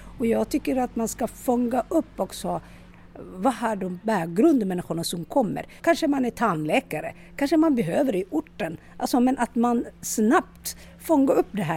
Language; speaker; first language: Swedish; non-native, local second language; Somali